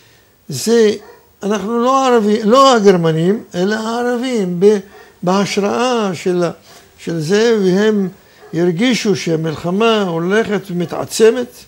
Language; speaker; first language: Hebrew; non-native, fluent; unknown